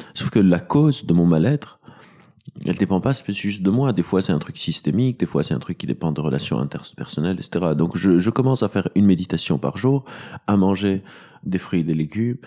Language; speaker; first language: French; non-native, local second language; Arabic